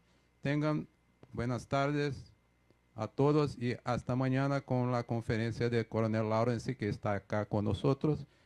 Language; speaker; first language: Spanish; non-native, fluent; Portuguese